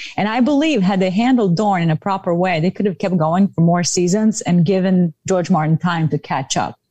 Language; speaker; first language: English; non-native, fluent; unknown